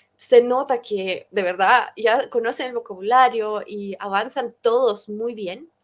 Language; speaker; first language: Spanish; non-native, fluent; Russian